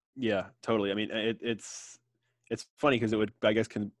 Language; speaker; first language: English; native; English